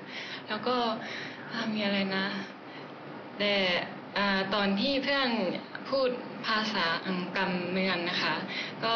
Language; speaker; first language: Thai; non-native, learner; Japanese